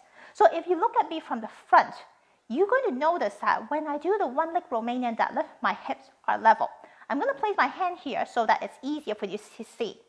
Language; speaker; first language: English; non-native, fluent; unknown